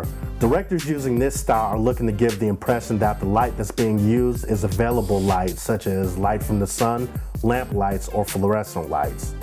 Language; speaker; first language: English; native; English